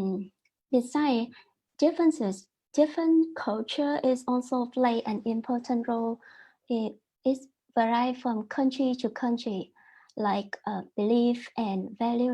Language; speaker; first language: English; non-native, learner; Vietnamese